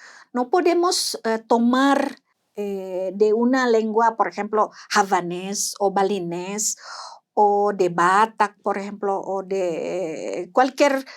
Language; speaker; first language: Spanish; non-native, fluent; Indonesian